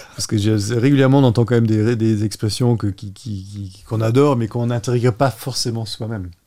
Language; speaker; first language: French; non-native, local second language; Luxembourgish